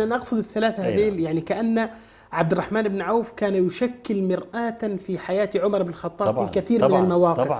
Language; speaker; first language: Arabic; native; Arabic